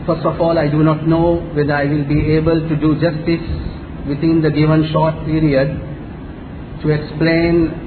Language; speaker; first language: English; non-native, local second language; Tamil